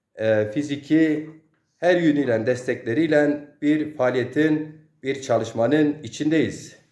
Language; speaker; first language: Turkish; non-native, local second language; Zaza